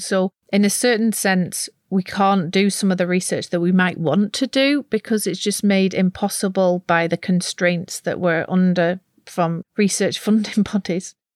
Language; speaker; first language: English; native; English